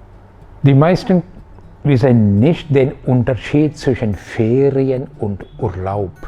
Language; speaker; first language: German; non-native, fluent; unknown